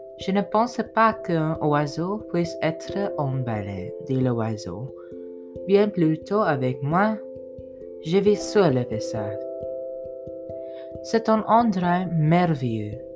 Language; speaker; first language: French; non-native, learner; English